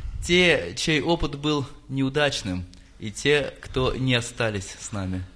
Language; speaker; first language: Russian; native; Russian